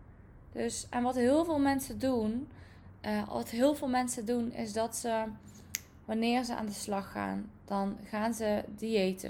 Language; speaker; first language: Dutch; native; Dutch